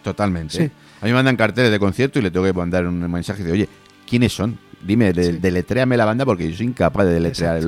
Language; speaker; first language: Spanish; native; Spanish